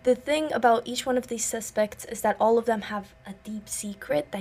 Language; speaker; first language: English; non-native, fluent; Spanish